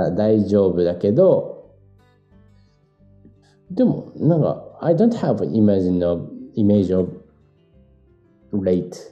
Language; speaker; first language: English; non-native, learner; Japanese